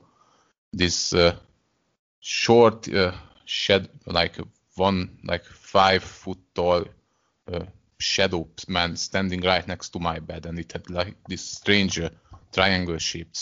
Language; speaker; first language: English; non-native, fluent; Hungarian